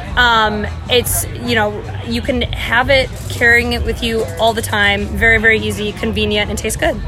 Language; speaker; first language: English; native; English